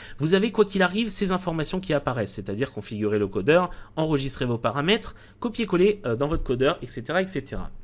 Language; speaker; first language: French; native; French